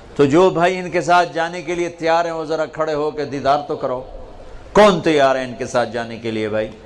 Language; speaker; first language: Urdu; non-native, local second language; Punjabi